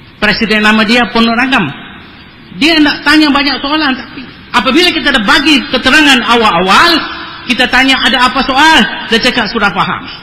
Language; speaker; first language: Malay; non-native, local second language; Tamil